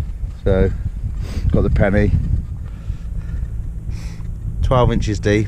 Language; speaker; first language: English; native; English